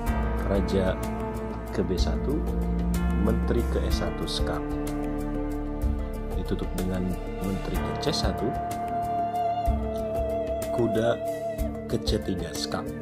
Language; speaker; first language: Indonesian; native; Indonesian